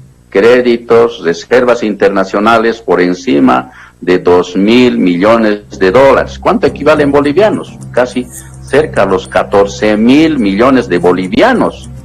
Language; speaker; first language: Spanish; native; Spanish